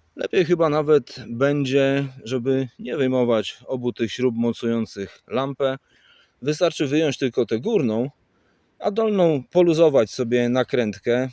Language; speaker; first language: Polish; native; Polish